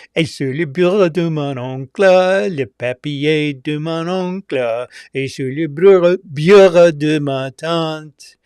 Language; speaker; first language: French; non-native, learner; English